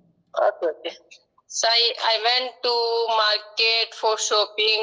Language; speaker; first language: English; non-native, learner; Hindi